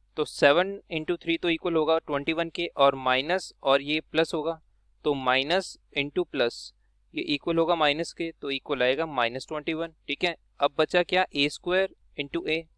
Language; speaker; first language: Hindi; native; Hindi